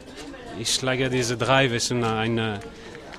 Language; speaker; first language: German; non-native, learner; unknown